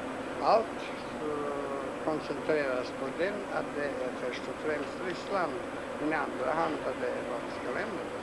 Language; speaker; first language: Swedish; non-native, fluent; Latvian